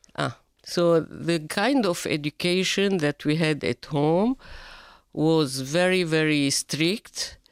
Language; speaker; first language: English; non-native, fluent; Arabic